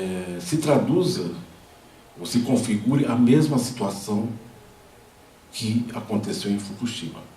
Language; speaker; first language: Portuguese; native; Portuguese